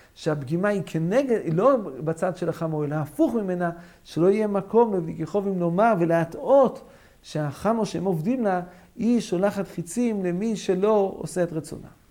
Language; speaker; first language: Hebrew; non-native, fluent; English